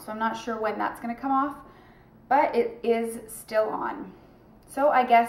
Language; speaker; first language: English; native; English